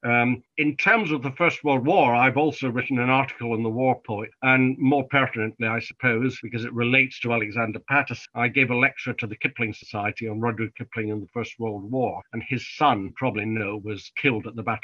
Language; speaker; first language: English; native; English